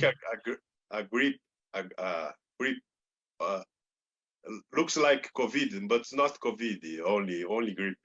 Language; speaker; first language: English; non-native, learner; Portuguese